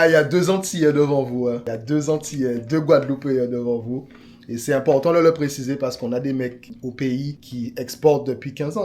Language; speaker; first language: French; native; French